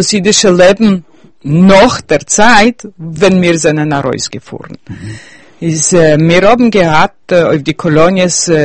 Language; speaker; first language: German; early bilingual, heritage; Yiddish